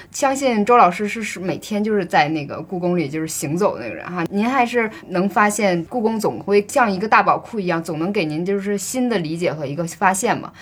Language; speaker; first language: Chinese; native; Chinese